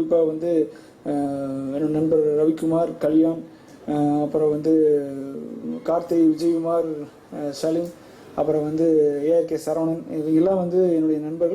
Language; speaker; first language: Tamil; native; Tamil